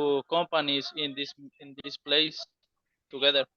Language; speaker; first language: English; non-native, learner; Spanish